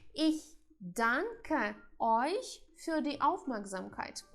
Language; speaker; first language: German; non-native, fluent; Ukrainian